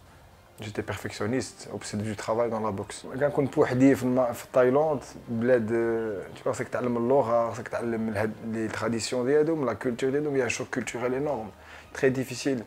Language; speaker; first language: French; early bilingual, other home language; Arabic